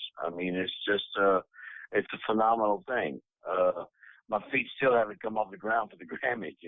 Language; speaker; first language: English; native; English